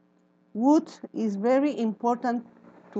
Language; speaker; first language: English; non-native, learner; Spanish